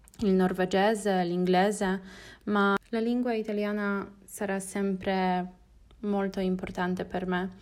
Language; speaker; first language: Italian; non-native, learner; Polish